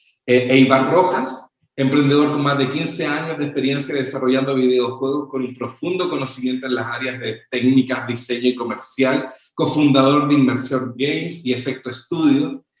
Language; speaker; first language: Spanish; native; Spanish